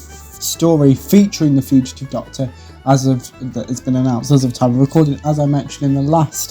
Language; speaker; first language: English; native; English